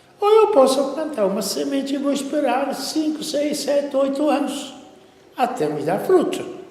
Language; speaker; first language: Portuguese; non-native, fluent; Italian